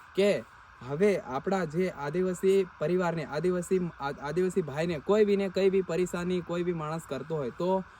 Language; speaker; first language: Gujarati; non-native, local second language; Bhili